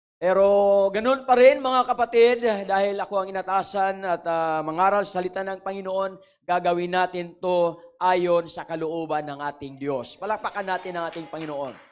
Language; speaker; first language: Filipino; non-native, local second language; Waray